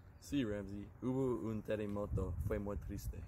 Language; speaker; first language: Spanish; non-native, learner; English